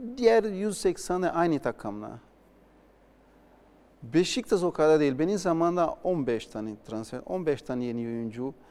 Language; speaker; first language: Turkish; non-native, learner; Portuguese